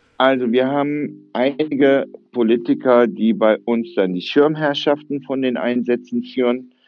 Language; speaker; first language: German; early bilingual, other home language; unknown